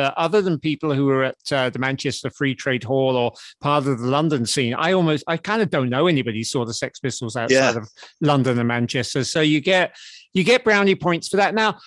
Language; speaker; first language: English; native; English